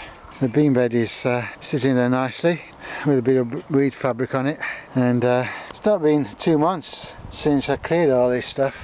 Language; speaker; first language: English; native; English